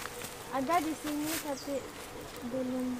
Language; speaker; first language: Indonesian; non-native, learner; French